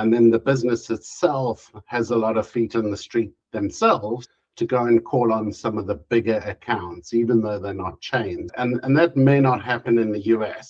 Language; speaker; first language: English; native; English